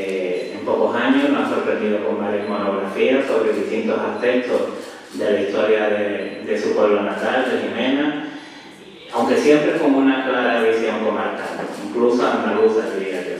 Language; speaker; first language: Spanish; native; Spanish